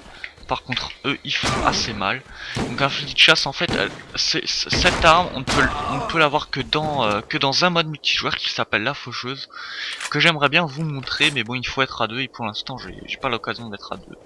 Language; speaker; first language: French; native; French